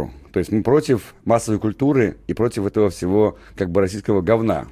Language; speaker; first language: Russian; native; Russian